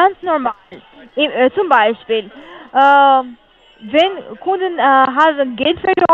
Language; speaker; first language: German; non-native, learner; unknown